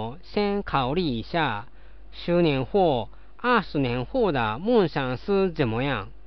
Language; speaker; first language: Chinese; non-native, learner; Japanese